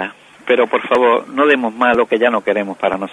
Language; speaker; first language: Spanish; native; Spanish